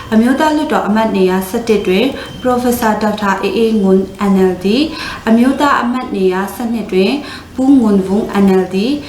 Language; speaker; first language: Burmese; non-native, local second language; Hakha Chin